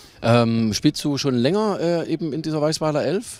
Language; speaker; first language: German; native; German